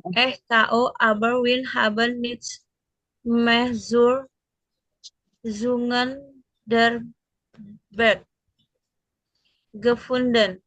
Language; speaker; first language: German; non-native, learner; Indonesian